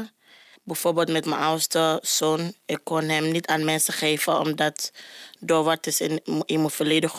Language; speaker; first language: Dutch; non-native, fluent; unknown